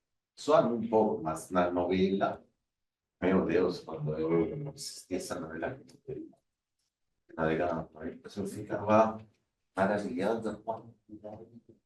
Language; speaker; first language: Portuguese; non-native, fluent; Spanish